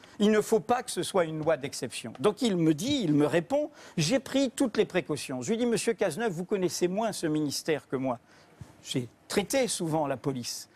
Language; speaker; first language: French; native; French